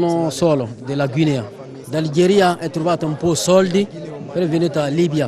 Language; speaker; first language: Italian; non-native, learner; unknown